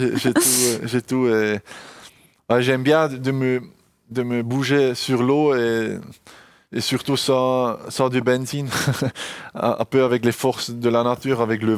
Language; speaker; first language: French; non-native, local second language; German